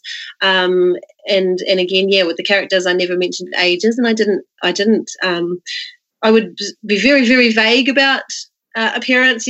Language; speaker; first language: English; native; English